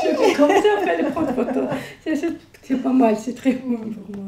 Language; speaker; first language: French; non-native, learner; Turkish